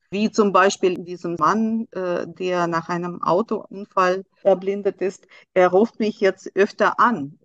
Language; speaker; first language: German; non-native, fluent; Russian